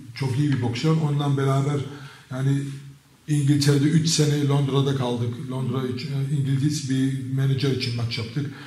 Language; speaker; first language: Turkish; early bilingual, heritage; Turkish